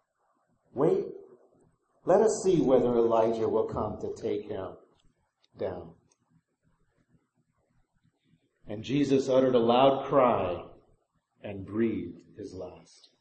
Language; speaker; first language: English; native; English